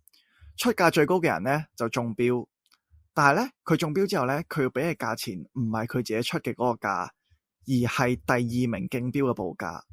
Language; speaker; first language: Cantonese; native; Cantonese